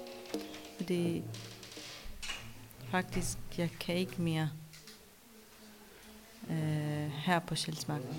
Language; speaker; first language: Danish; non-native, learner; Persian